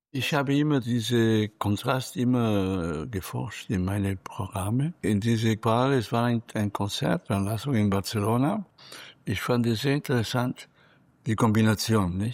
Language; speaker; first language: German; non-native, fluent; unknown